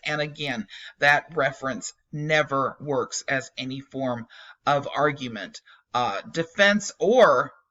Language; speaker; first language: English; native; English